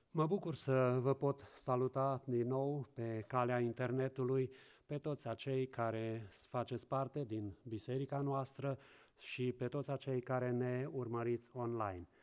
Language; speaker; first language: Romanian; non-native, local second language; Hungarian